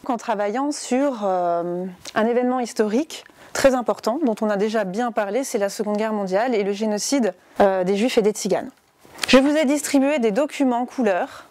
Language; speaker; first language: French; native; French